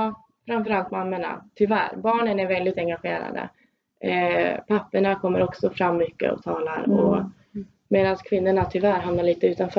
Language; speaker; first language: Swedish; native; Swedish